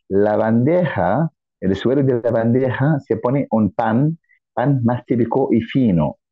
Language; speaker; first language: Spanish; non-native, fluent; Arabic